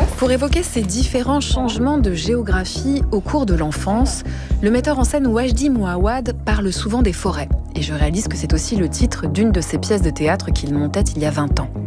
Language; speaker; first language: French; native; French